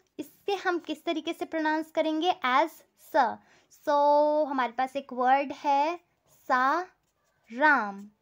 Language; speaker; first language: Hindi; native; Hindi